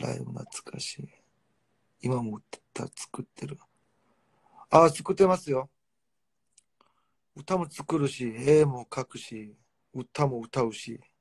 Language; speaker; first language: Japanese; non-native, fluent; Korean